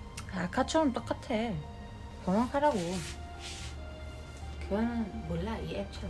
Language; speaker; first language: Korean; non-native, fluent; German